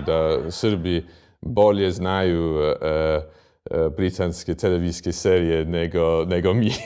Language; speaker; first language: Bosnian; non-native, fluent; English